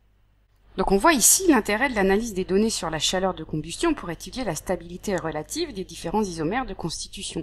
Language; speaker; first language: French; native; French